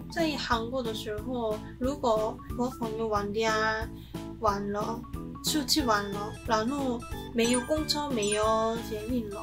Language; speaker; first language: Chinese; non-native, learner; Korean